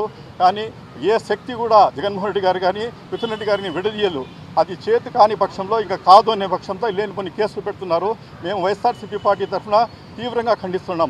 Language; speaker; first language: Telugu; native; Telugu